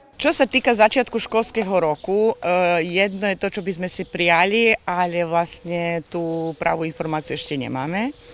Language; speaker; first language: Slovak; native; Slovak